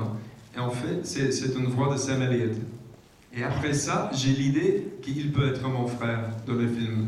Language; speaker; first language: French; non-native, fluent; English